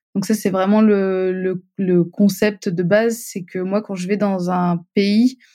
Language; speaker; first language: French; native; French